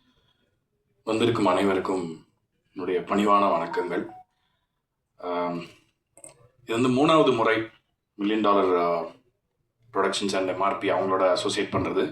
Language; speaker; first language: Tamil; native; Tamil